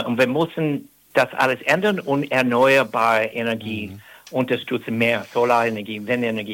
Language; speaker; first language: German; non-native, fluent; English